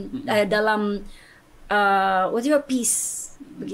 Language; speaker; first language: Indonesian; non-native, fluent; German